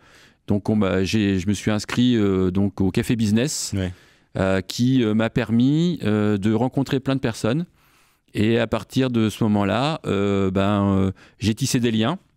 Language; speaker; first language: French; native; French